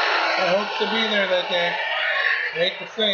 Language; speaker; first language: English; native; English